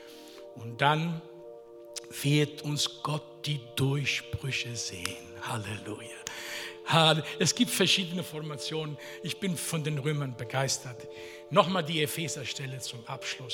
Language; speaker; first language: German; non-native, fluent; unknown